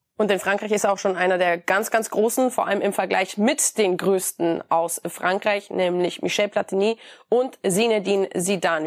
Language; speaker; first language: German; native; German